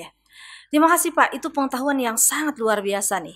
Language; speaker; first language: Indonesian; native; Indonesian